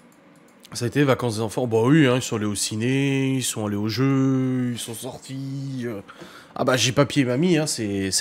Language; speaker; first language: French; native; French